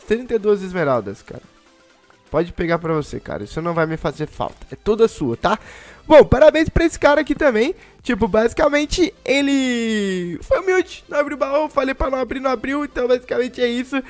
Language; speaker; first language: Portuguese; native; Portuguese